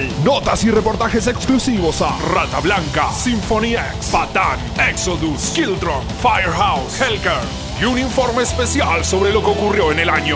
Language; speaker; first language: Spanish; native; Spanish